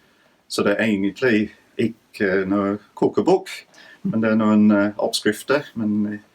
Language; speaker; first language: Norwegian; non-native, fluent; English